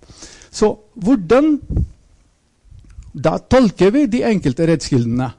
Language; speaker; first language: Norwegian; non-native, fluent; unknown